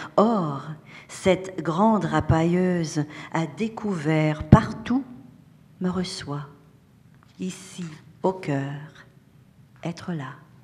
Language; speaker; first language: French; native; French